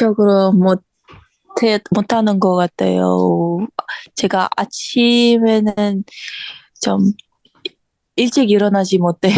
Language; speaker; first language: Korean; non-native, fluent; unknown